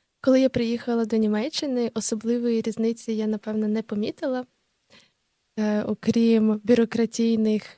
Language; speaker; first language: Ukrainian; native; Ukrainian